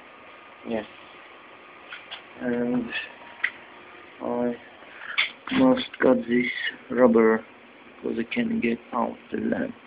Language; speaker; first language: English; non-native, learner; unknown